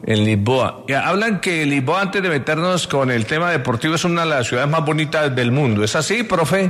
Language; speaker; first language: Spanish; native; Spanish